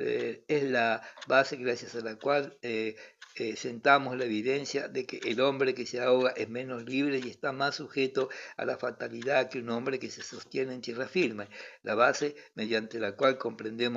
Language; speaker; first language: Spanish; native; Spanish